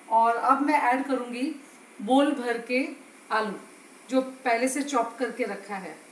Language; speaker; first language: Hindi; non-native, local second language; Gujarati